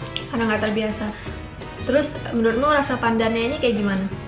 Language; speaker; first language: Indonesian; native; Indonesian